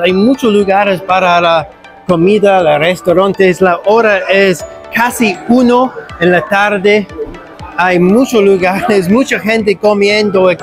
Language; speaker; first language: Spanish; non-native, learner; English